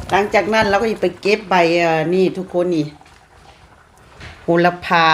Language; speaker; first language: Thai; non-native, local second language; Lao